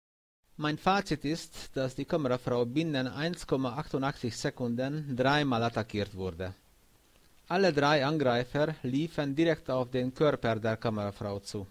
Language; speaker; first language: German; non-native, fluent; Hungarian